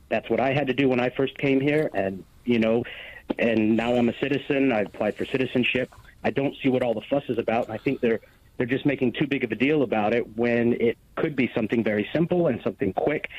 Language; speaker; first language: English; native; English